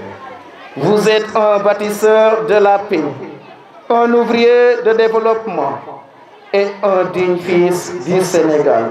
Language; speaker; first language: French; non-native, local second language; Serer